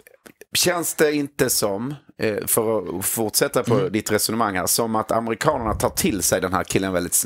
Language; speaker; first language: Swedish; native; Swedish